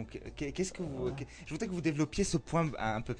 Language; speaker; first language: French; native; French